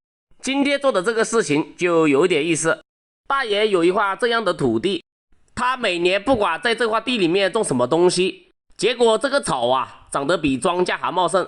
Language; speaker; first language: Chinese; native; Chinese